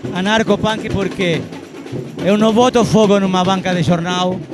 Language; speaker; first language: Portuguese; non-native, fluent; Arabic